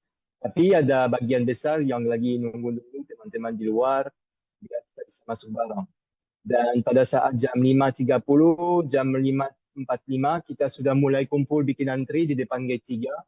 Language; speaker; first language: Indonesian; non-native, fluent; French